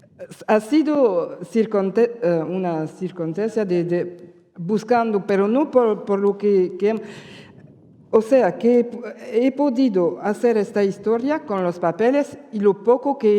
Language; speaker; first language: Spanish; early bilingual, heritage; Spanish